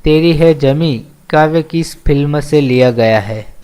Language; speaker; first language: Hindi; non-native, local second language; Gujarati